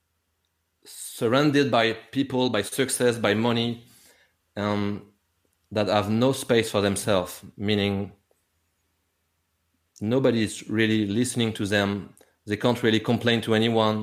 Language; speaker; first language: English; non-native, fluent; French